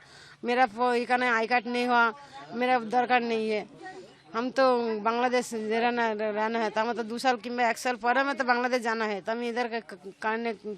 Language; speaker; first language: Hindi; non-native, learner; Bangla